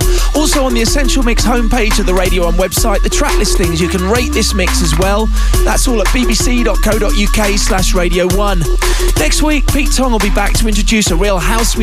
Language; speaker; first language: English; native; English